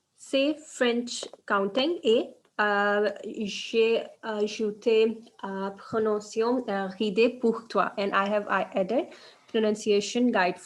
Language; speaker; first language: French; non-native, fluent; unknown